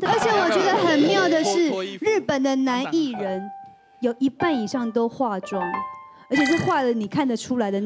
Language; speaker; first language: Chinese; native; Chinese